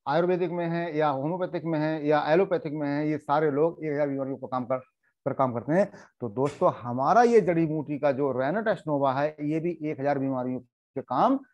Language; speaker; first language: Hindi; native; Hindi